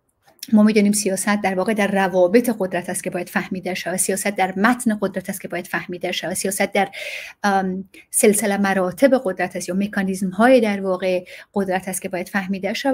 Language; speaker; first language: Persian; native; Persian